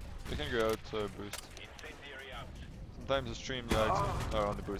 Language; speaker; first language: English; non-native, fluent; French